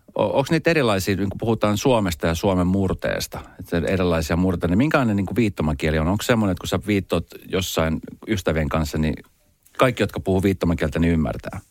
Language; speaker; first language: Finnish; native; Finnish